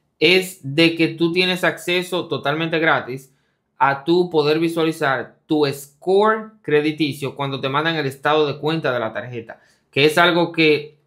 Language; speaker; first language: Spanish; native; Spanish